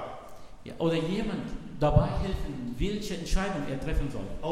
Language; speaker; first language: German; non-native, fluent; Arabic